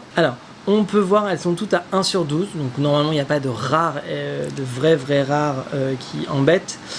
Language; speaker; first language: French; native; French